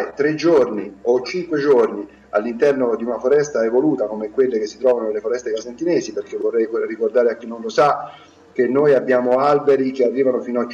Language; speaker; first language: Italian; native; Italian